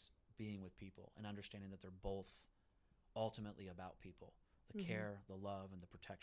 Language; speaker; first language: English; early bilingual, other home language; Spanish